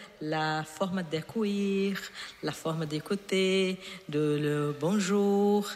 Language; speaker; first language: French; non-native, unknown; Portuguese